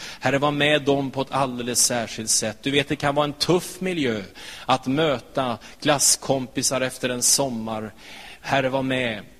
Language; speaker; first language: Swedish; native; Swedish